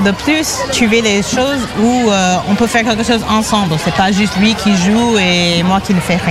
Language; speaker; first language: French; non-native, fluent; English